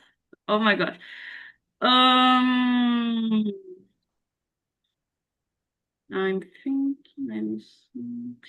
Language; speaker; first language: English; non-native, learner; Portuguese